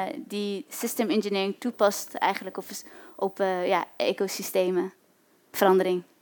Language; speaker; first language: Dutch; early bilingual, other home language; Arabic